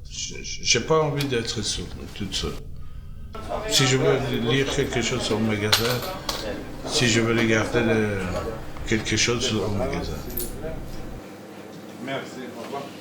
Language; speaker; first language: French; non-native, fluent; Persian